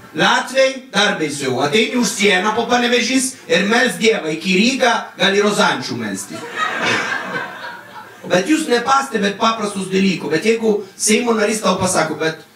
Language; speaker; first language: Lithuanian; non-native, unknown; Italian